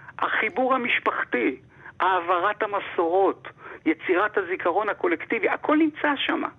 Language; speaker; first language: Hebrew; native; Hebrew